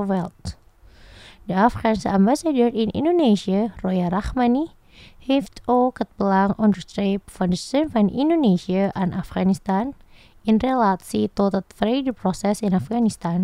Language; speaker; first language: Dutch; non-native, fluent; Indonesian